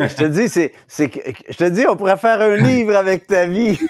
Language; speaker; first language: French; native; French